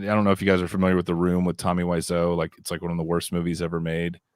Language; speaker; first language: English; native; English